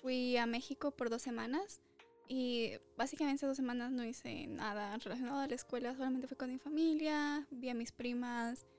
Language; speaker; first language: Spanish; early bilingual, other home language; English